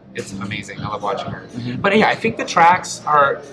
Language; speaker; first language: English; early bilingual, other home language; Polish